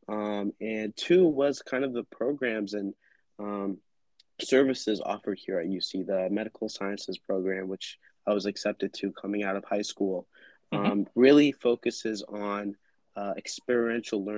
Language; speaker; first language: English; native; English